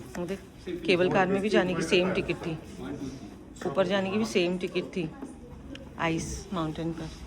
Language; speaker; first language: Hindi; native; Hindi